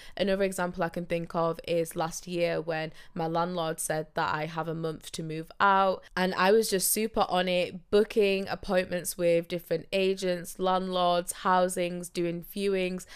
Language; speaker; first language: English; native; English